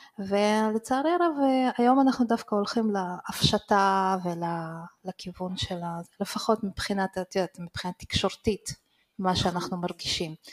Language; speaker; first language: Hebrew; early bilingual, other home language; Russian